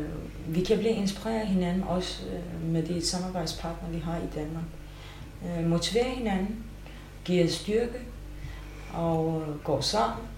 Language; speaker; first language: Danish; non-native, fluent; Kurdish